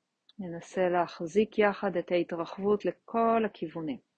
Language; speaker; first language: Hebrew; native; Hebrew